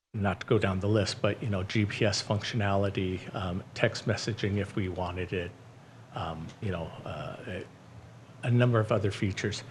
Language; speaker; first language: English; native; English